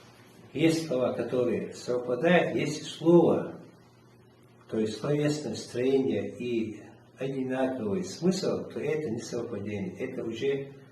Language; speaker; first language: Russian; non-native, local second language; Chechen